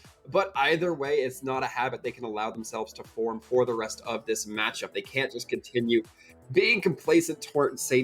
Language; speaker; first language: English; native; English